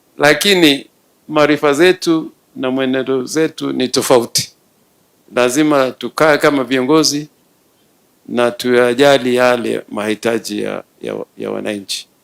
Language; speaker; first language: Swahili; non-native, local second language; Luo (Kenya and Tanzania)